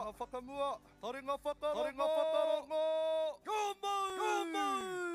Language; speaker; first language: Māori; non-native, local second language; English